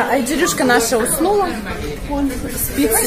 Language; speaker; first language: Russian; native; Russian